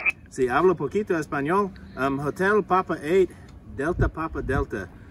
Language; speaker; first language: Spanish; non-native, learner; English